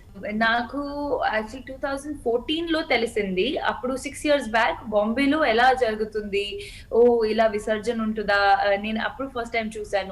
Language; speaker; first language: Telugu; non-native, local second language; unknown